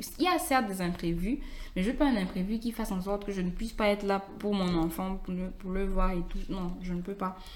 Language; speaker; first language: French; native; French